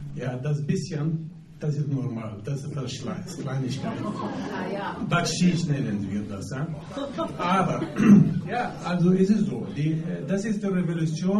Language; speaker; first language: German; non-native, fluent; Arabic